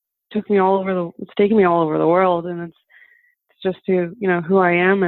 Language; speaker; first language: English; early bilingual, other home language; German